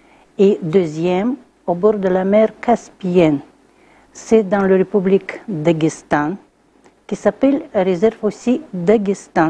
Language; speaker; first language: French; non-native, learner; Russian